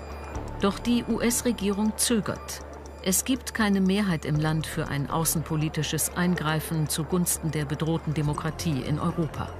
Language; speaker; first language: German; native; German